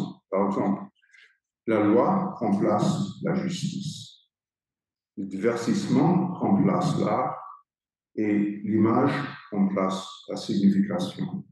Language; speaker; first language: French; non-native, fluent; English